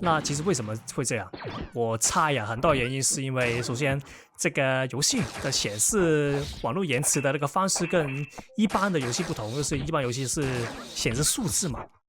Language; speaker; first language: Chinese; non-native, local second language; Cantonese